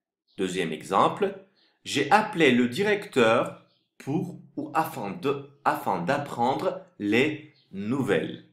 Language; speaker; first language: French; non-native, fluent; Turkish